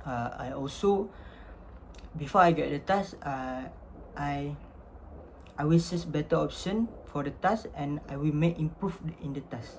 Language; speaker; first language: English; non-native, learner; Malay